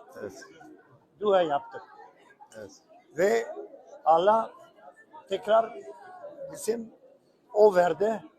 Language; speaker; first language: Turkish; non-native, learner; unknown